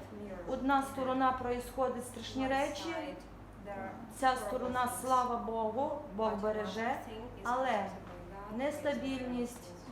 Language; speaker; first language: Ukrainian; native; Ukrainian